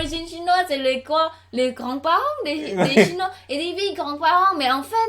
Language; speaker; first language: French; non-native, learner; Khmer